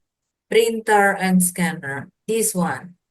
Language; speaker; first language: English; non-native, fluent; Indonesian